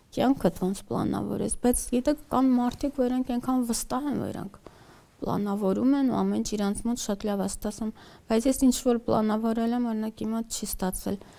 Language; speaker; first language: Armenian; native; Armenian